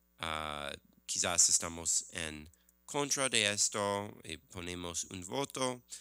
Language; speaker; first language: Spanish; non-native, learner; English